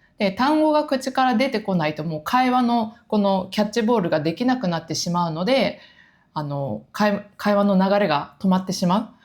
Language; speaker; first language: Japanese; native; Japanese